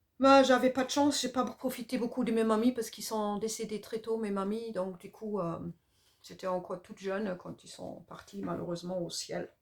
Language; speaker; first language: French; non-native, fluent; German